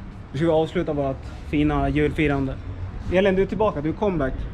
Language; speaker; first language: Swedish; native; Swedish